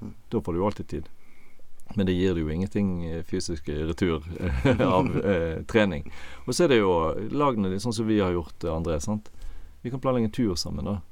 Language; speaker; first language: Norwegian; native; Norwegian